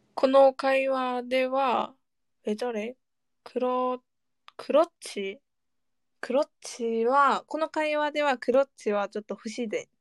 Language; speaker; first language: Japanese; non-native, fluent; Korean